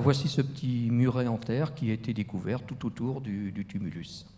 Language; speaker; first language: French; native; French